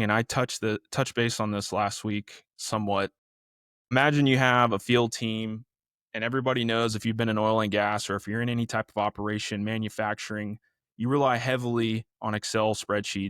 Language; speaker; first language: English; native; English